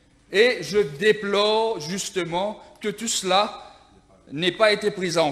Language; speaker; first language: French; non-native, local second language; Morisyen